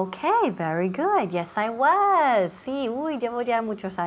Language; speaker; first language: Spanish; non-native, fluent; English